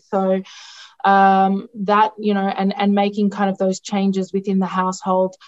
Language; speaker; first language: English; non-native, local second language; Greek